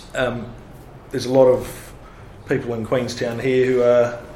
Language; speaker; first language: English; native; English